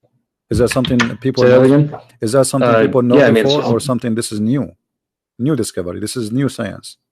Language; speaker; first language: English; non-native, local second language; Arabic